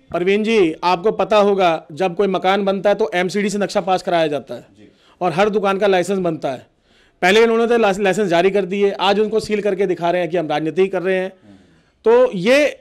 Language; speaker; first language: Hindi; native; Hindi